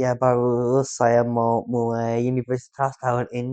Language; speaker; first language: Indonesian; early bilingual, heritage; English